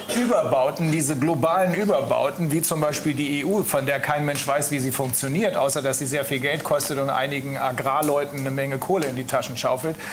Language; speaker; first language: German; native; German